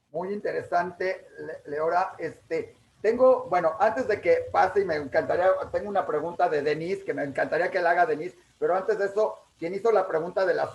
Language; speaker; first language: Spanish; native; Spanish